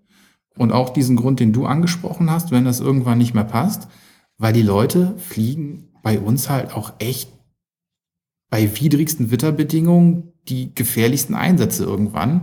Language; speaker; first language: German; native; German